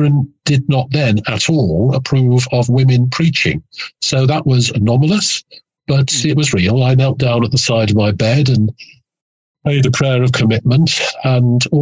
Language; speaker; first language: English; native; English